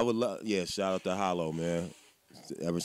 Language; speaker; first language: English; native; English